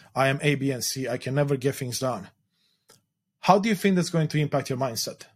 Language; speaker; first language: English; non-native, fluent; Romanian